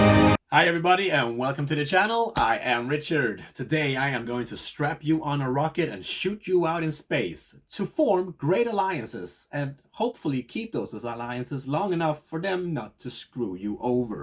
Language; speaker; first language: English; non-native, fluent; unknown